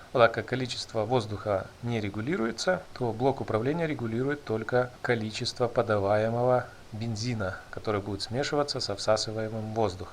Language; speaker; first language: Russian; native; Russian